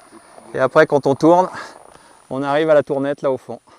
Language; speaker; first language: French; native; French